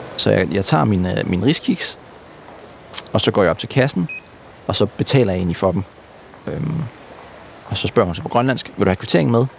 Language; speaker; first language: Danish; native; Danish